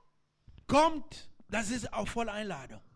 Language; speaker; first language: German; non-native, learner; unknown